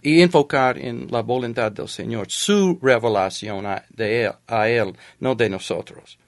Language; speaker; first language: Spanish; non-native, fluent; English